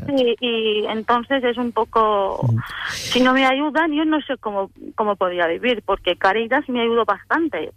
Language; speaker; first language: Spanish; non-native, learner; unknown